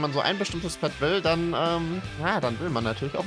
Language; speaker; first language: German; native; German